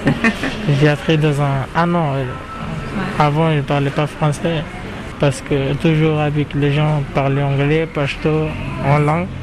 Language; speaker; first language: French; non-native, learner; Pashto